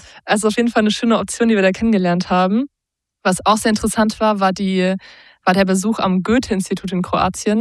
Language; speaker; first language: German; native; German